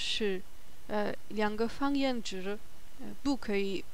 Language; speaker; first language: Chinese; non-native, learner; German